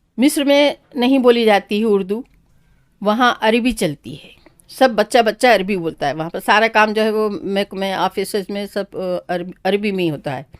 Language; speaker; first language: Urdu; native; Urdu